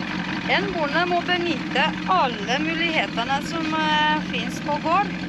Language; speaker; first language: Norwegian; non-native, fluent; Romanian